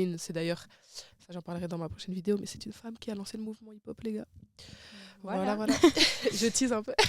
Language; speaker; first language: French; native; French